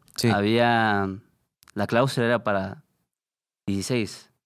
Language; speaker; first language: Spanish; native; Spanish